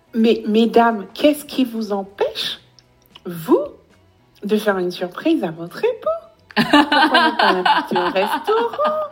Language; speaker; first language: French; native; French